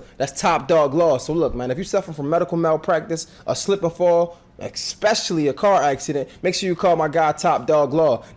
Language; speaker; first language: English; native; English